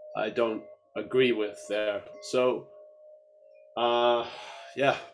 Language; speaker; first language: English; native; English